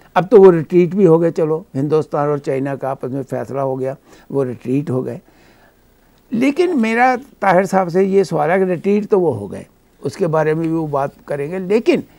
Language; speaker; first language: Hindi; native; Hindi